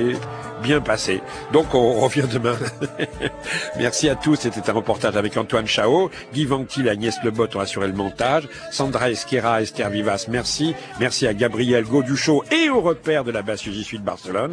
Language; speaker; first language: French; native; French